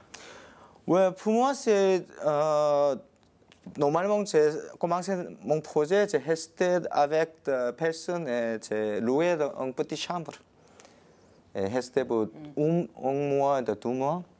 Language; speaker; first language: French; non-native, learner; Korean